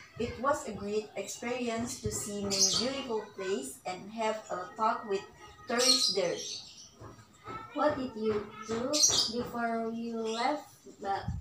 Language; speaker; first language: English; non-native, learner; Indonesian